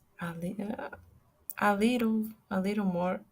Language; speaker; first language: English; non-native, fluent; Portuguese